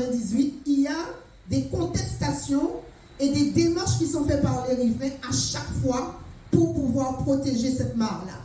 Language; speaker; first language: French; native; French